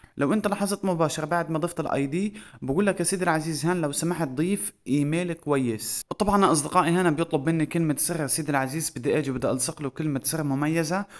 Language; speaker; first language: Arabic; native; Arabic